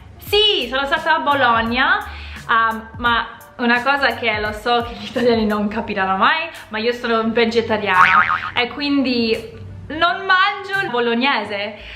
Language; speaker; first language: Italian; non-native, fluent; English